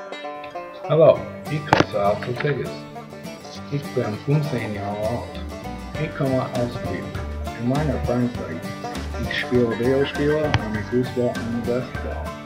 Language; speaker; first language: German; non-native, learner; English